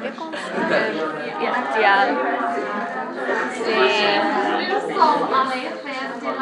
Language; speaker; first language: French; non-native, learner; English